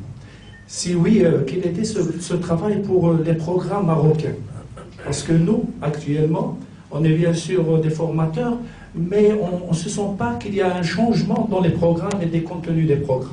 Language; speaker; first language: French; non-native, local second language; Arabic